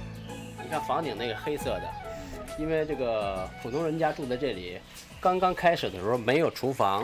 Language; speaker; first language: Chinese; native; Chinese